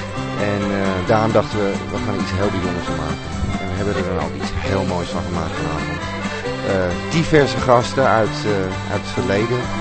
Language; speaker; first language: Dutch; native; Dutch